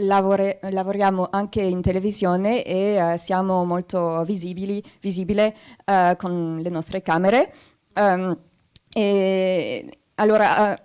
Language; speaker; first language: Italian; non-native, fluent; French